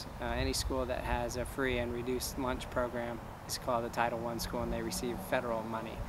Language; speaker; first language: English; native; English